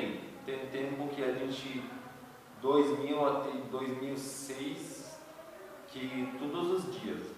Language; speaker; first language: Portuguese; non-native, learner; Arabic